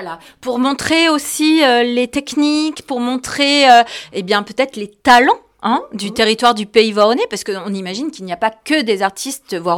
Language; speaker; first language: French; native; French